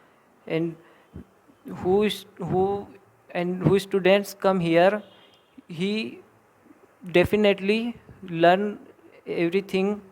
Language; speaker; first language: English; non-native, learner; Hindi